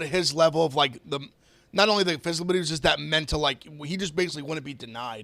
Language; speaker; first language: English; native; English